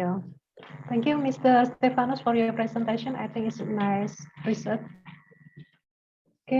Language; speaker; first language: English; non-native, learner; Indonesian